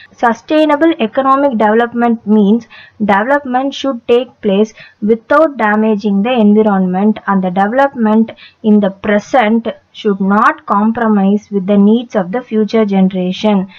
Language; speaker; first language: English; non-native, local second language; Tamil